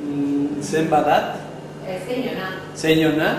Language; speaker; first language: Basque; non-native, learner; Spanish